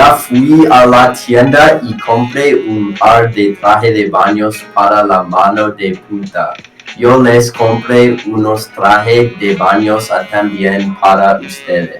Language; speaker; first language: Spanish; non-native, learner; English